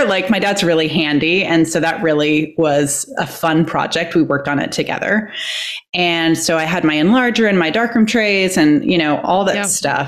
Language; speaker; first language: English; native; English